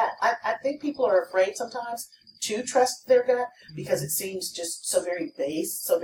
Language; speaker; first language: English; native; English